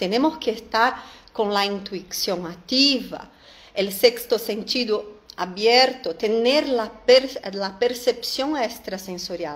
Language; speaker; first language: Spanish; non-native, fluent; Portuguese